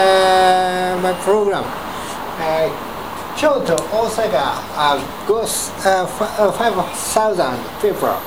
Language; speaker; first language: English; non-native, learner; Japanese